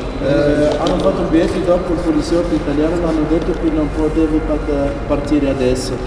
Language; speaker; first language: Italian; non-native, learner; Arabic